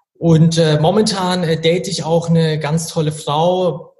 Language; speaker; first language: German; native; German